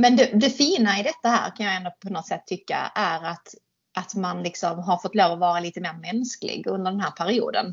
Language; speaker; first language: Swedish; native; Swedish